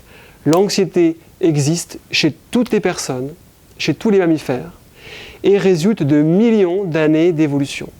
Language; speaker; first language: French; native; French